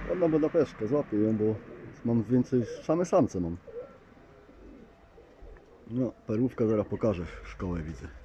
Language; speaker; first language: Polish; native; Polish